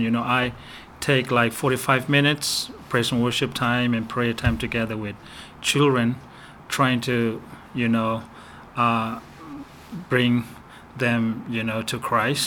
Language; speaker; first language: English; non-native, fluent; Burmese